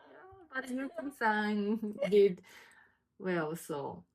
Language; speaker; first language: English; non-native, learner; Japanese